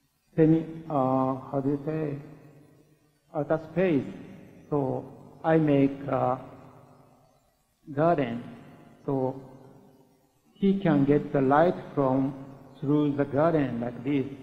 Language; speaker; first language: English; non-native, learner; Japanese